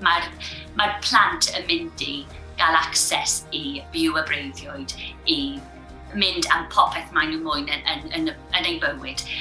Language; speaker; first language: Welsh; non-native, local second language; English